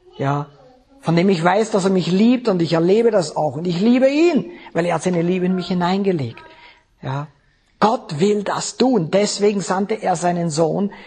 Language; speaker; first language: German; native; German